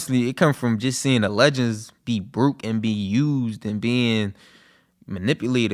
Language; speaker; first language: English; native; English